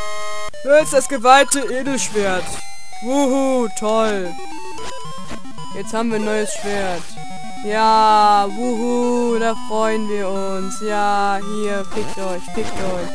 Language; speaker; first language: German; native; German